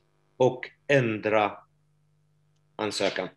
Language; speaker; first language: Swedish; non-native, fluent; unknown